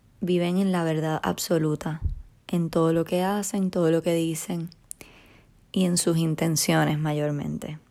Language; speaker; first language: Spanish; native; Spanish